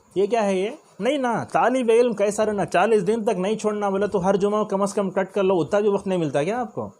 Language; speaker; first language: Urdu; native; Urdu